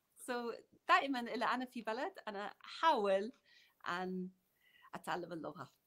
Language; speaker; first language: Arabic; non-native, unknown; English